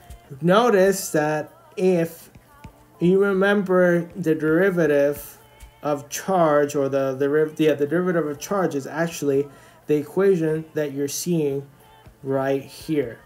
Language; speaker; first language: English; native; English